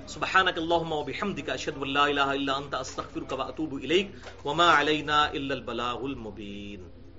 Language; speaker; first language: Urdu; non-native, local second language; Punjabi